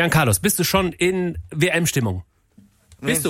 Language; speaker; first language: German; native; German